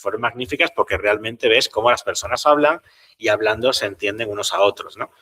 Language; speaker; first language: Spanish; native; Spanish